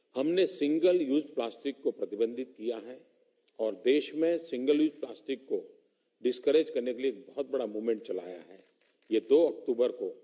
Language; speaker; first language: Hindi; non-native, local second language; Gujarati